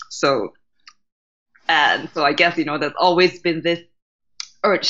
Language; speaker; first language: English; native; English